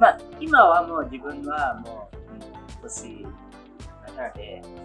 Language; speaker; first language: Japanese; non-native, fluent; Indonesian